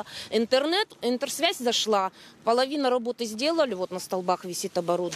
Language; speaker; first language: Russian; native; Russian